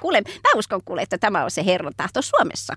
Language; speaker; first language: Finnish; native; Finnish